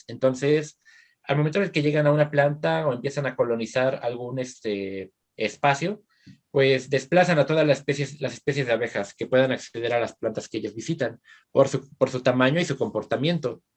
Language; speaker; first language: Spanish; native; Spanish